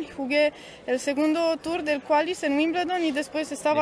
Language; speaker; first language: Spanish; non-native, learner; Romanian